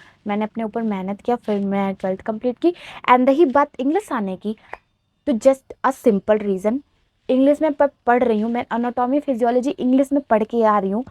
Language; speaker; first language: Hindi; native; Hindi